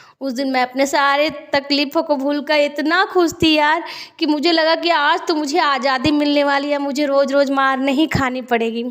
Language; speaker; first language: Hindi; native; Hindi